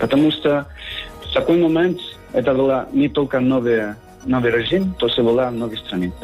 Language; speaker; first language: Russian; non-native, learner; Spanish